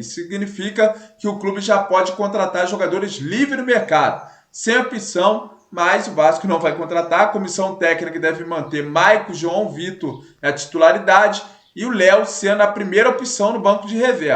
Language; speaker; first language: Portuguese; native; Portuguese